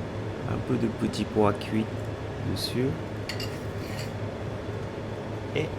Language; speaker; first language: French; non-native, fluent; Japanese